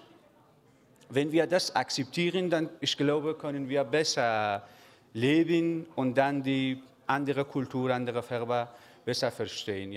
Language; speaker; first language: German; non-native, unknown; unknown